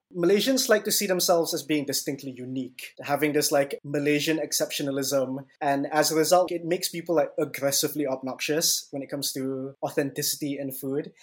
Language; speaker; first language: English; non-native, local second language; Malay